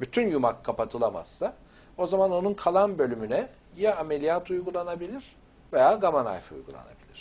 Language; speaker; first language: Turkish; native; Turkish